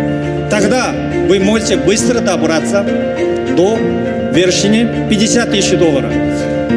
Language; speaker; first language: Russian; non-native, learner; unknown